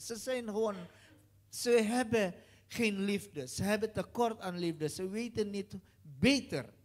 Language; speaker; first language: Dutch; non-native, learner; Indonesian